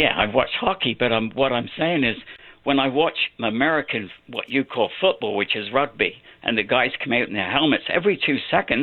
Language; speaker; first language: English; native; English